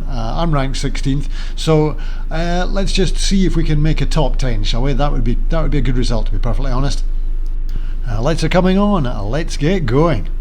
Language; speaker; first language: English; native; English